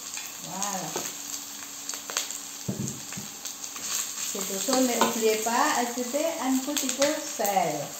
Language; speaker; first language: French; non-native, learner; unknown